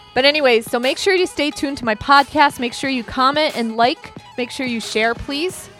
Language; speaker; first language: English; early bilingual, other home language; German